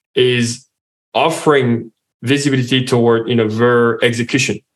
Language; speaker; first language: English; non-native, fluent; French